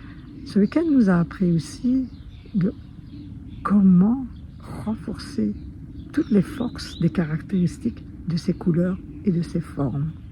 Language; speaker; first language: French; native; French